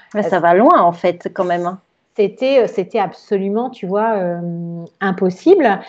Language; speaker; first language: French; native; French